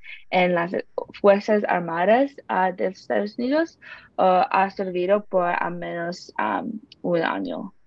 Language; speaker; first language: Spanish; non-native, learner; English